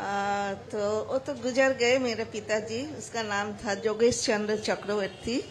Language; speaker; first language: Hindi; non-native, local second language; Bangla